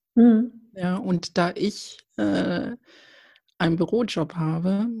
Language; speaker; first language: German; early bilingual, other home language; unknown